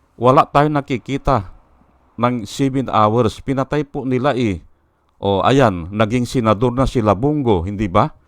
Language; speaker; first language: Filipino; native; Filipino